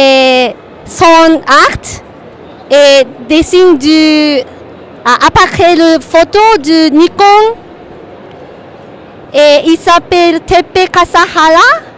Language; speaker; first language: French; non-native, learner; Japanese